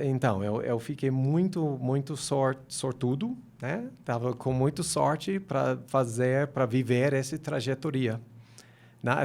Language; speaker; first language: Portuguese; non-native, fluent; English